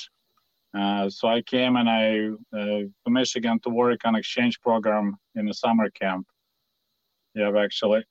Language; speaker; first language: English; non-native, fluent; Russian